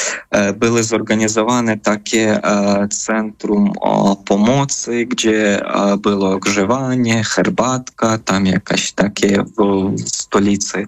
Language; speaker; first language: Polish; non-native, fluent; Ukrainian